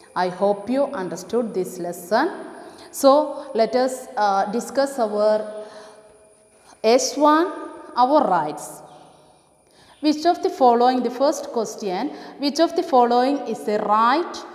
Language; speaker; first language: English; non-native, local second language; Malayalam